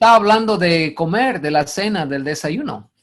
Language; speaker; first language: Spanish; non-native, fluent; English